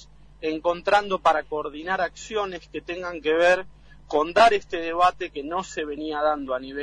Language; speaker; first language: Spanish; native; Spanish